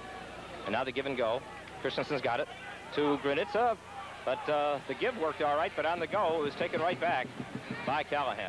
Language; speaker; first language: English; native; English